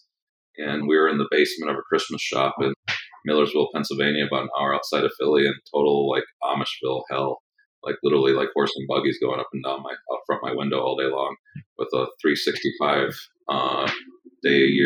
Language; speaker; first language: English; native; English